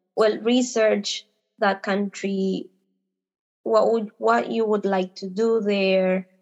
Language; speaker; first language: English; non-native, fluent; Spanish